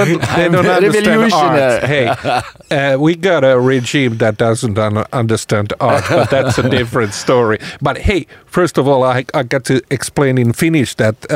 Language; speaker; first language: English; non-native, fluent; Finnish